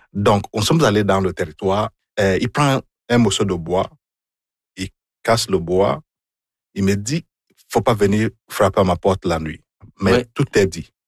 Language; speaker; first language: French; non-native, fluent; Igbo